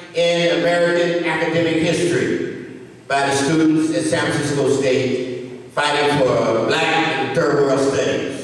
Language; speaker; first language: English; native; English